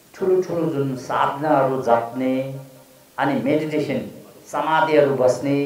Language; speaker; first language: Nepali; non-native, local second language; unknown